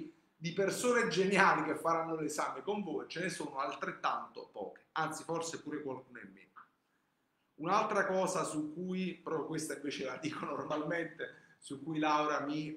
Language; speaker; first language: Italian; native; Italian